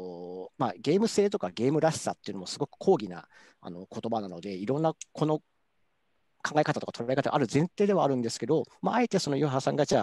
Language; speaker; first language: Japanese; native; Japanese